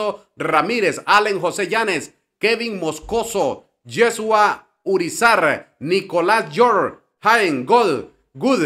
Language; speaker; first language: Spanish; native; Spanish